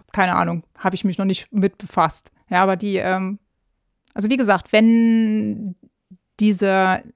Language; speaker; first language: German; native; German